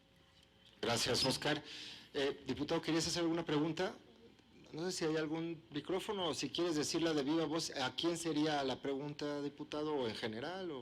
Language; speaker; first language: Spanish; native; Spanish